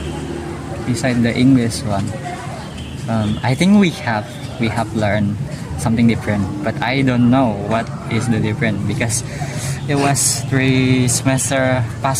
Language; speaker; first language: English; non-native, learner; Indonesian